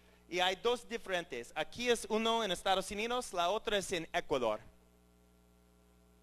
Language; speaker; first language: Spanish; non-native, learner; English